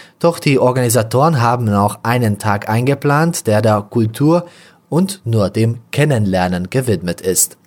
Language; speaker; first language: German; native; German